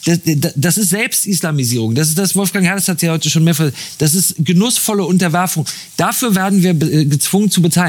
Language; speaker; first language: German; native; German